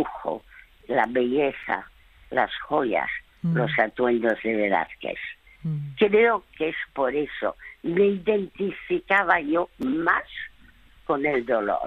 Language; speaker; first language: Spanish; early bilingual, other home language; French